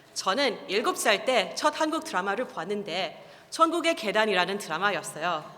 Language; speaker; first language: Korean; non-native, fluent; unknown